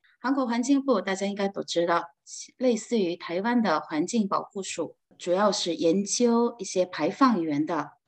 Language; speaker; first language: Chinese; non-native, fluent; Korean